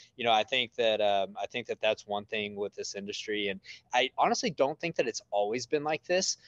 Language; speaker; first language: English; native; English